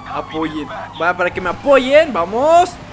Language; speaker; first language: Spanish; native; Spanish